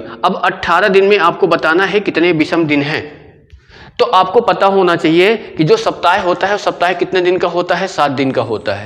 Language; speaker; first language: Hindi; native; Hindi